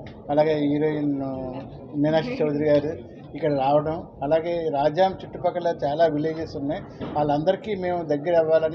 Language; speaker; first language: Telugu; native; Telugu